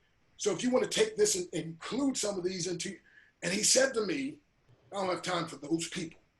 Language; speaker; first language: English; native; English